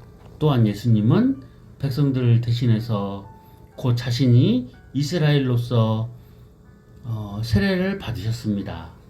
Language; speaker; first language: Korean; native; Korean